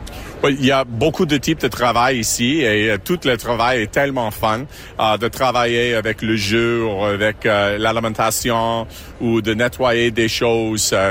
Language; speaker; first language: French; non-native, local second language; English